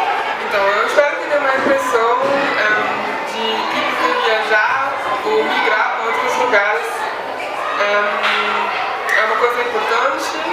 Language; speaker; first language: Portuguese; non-native, fluent; Swiss German